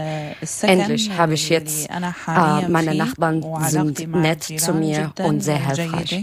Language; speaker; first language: German; non-native, learner; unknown